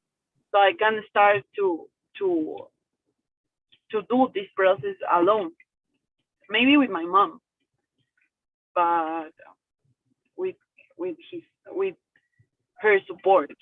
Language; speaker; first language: English; non-native, learner; Spanish